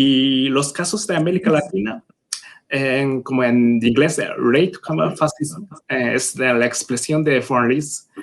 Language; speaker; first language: Spanish; non-native, learner; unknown